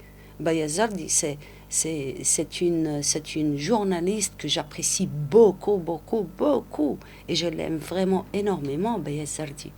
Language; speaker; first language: French; non-native, local second language; Arabic